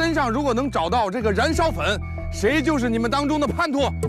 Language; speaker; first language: Chinese; native; Chinese